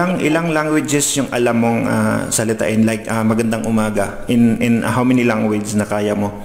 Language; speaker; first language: Filipino; non-native, local second language; Cebuano